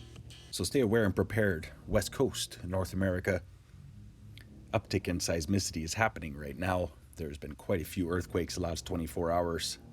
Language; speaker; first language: English; native; English